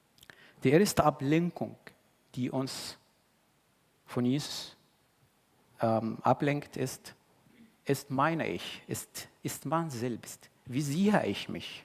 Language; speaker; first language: German; non-native, fluent; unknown